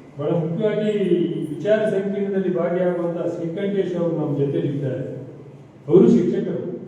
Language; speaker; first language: Kannada; native; Kannada